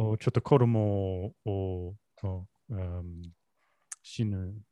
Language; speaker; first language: Japanese; non-native, learner; English